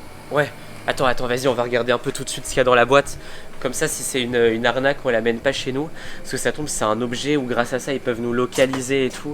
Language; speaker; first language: French; native; French